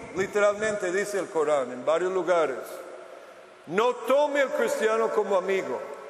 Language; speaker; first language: Spanish; non-native, fluent; English